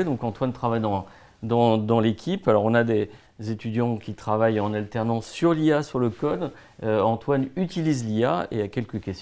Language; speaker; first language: French; native; French